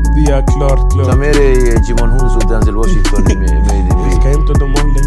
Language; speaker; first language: Swedish; non-native, fluent; Arabic